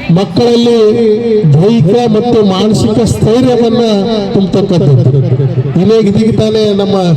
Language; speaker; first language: Kannada; non-native, local second language; Urdu